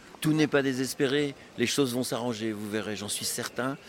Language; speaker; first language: French; native; French